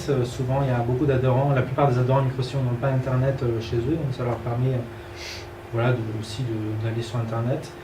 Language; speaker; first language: French; native; French